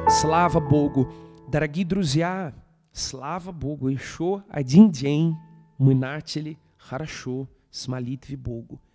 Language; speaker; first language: Russian; non-native, fluent; Portuguese